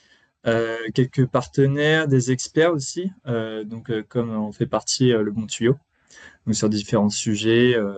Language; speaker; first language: French; native; French